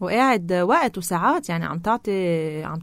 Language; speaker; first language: Arabic; native; Arabic